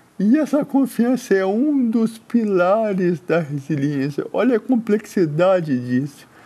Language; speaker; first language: Portuguese; native; Portuguese